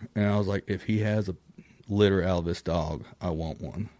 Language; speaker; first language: English; native; English